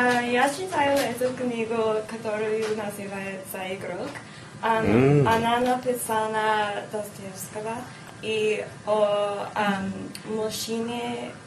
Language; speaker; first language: Russian; non-native, learner; English